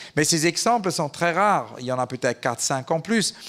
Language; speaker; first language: French; native; French